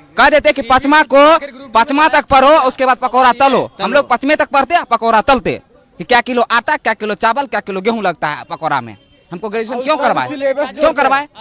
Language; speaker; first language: Hindi; native; Hindi